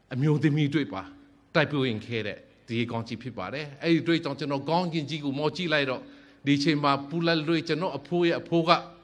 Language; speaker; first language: Burmese; non-native, local second language; Hakha Chin